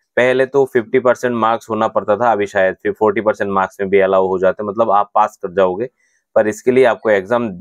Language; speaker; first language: Hindi; non-native, local second language; Bangla